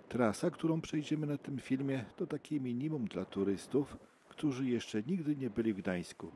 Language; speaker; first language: Polish; native; Polish